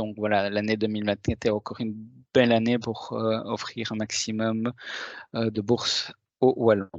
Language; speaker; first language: French; native; French